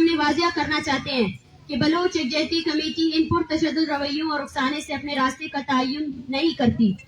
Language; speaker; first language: Urdu; non-native, local second language; Baluchi